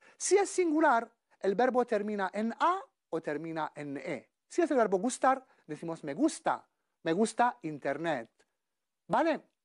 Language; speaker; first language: Spanish; non-native, fluent; Arabic